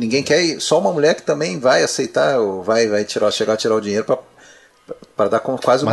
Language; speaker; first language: Portuguese; native; Portuguese